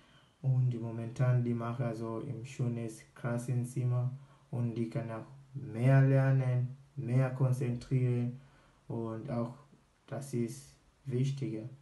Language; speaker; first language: German; non-native, learner; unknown